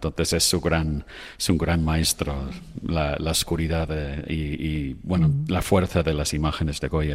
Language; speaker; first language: Spanish; non-native, fluent; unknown